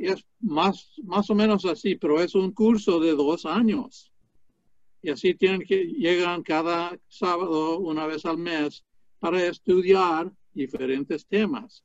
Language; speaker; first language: Spanish; non-native, fluent; English